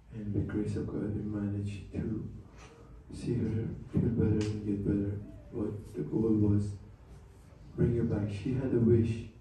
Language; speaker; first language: English; non-native, fluent; Persian